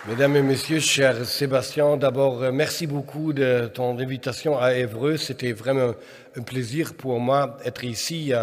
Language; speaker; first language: French; non-native, fluent; German